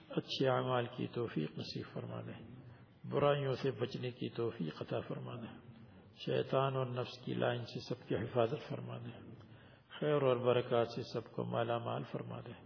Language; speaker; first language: Urdu; native; Urdu